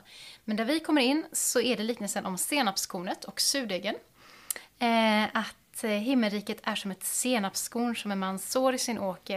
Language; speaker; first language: Swedish; native; Swedish